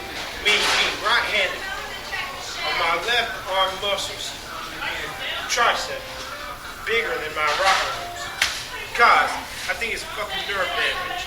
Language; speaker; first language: English; native; English